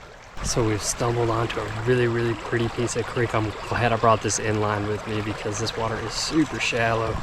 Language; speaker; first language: English; native; English